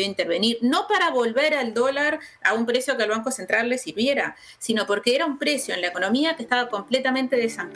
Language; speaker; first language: Spanish; native; Spanish